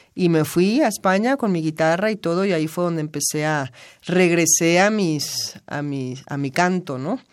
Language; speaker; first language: Spanish; native; Spanish